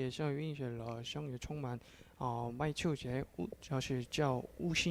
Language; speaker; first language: Chinese; non-native, learner; Korean